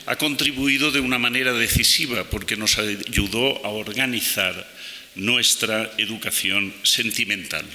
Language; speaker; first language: Spanish; native; Spanish